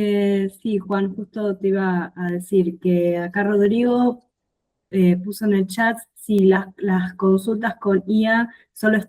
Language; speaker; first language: Spanish; native; Spanish